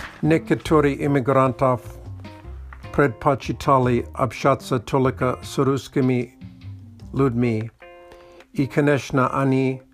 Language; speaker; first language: Russian; non-native, learner; English